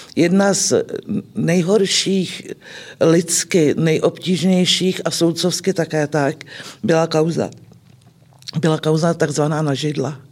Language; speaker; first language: Czech; native; Czech